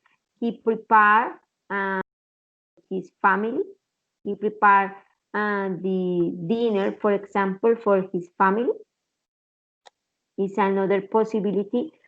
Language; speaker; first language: English; non-native, learner; Spanish